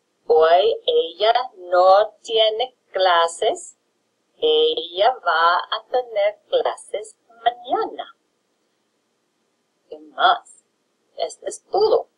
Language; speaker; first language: Spanish; non-native, fluent; English